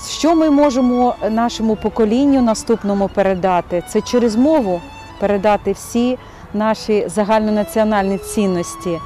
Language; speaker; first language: Ukrainian; non-native, fluent; Abkhazian